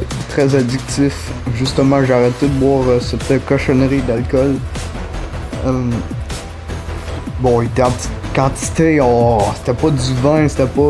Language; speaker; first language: French; native; French